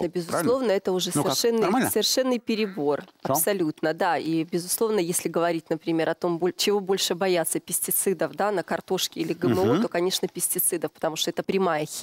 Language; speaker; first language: Russian; native; Russian